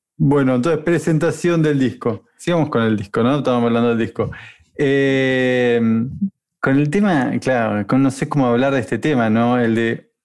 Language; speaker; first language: Spanish; native; Spanish